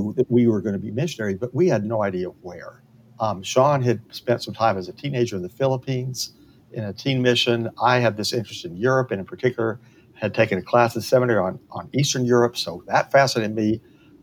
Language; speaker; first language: English; native; English